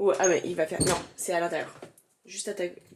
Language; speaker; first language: French; native; French